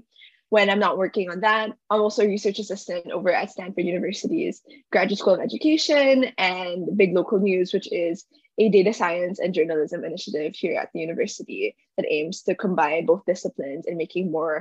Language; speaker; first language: English; non-native, local second language; Filipino